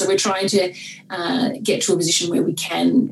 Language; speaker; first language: English; native; English